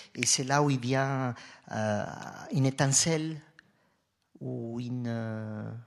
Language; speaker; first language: French; non-native, fluent; Spanish